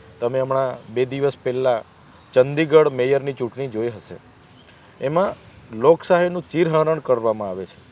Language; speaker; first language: Gujarati; non-native, local second language; Vasavi